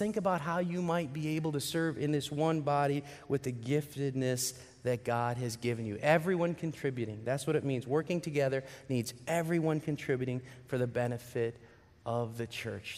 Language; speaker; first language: English; native; English